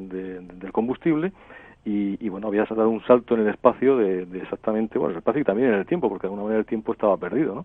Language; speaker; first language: Spanish; native; Spanish